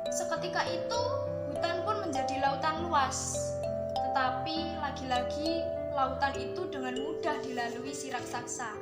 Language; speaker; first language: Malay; non-native, local second language; Javanese